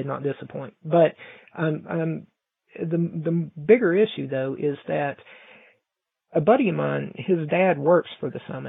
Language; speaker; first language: English; native; English